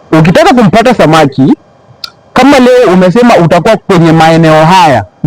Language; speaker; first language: Swahili; non-native, local second language; Luyia